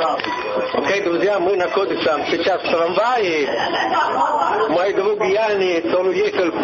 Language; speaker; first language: Russian; non-native, learner; Italian